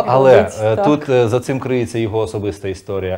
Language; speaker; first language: Ukrainian; non-native, local second language; Russian